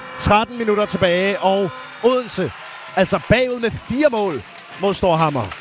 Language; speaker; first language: Danish; native; Danish